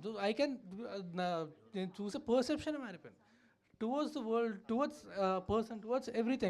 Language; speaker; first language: Telugu; native; Telugu